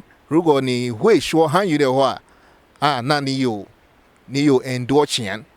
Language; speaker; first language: Chinese; non-native, fluent; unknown